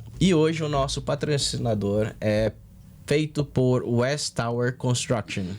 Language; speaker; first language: Portuguese; native; Portuguese